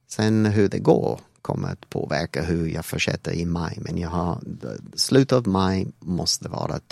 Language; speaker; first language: Swedish; non-native, fluent; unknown